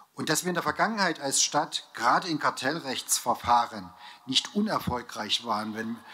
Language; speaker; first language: German; native; German